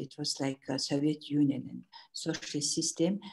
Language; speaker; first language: English; non-native, learner; Mongolian